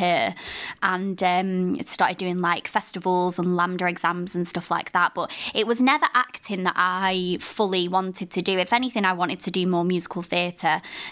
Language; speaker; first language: English; native; English